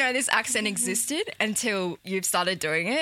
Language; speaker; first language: English; native; English